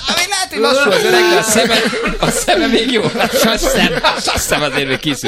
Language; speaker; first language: Hungarian; native; Hungarian